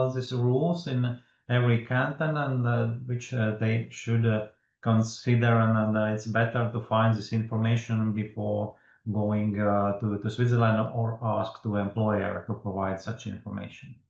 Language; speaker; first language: English; non-native, fluent; Latvian